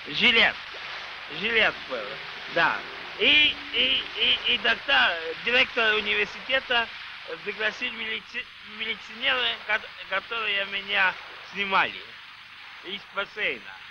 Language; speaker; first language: Russian; non-native, local second language; Estonian